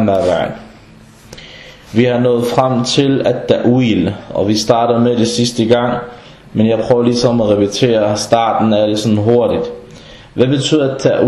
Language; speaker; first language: Danish; non-native, fluent; Arabic